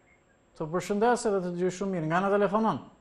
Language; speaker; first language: Albanian; native; Albanian